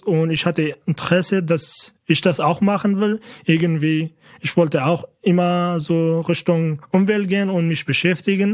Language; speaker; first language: German; non-native, fluent; Kurdish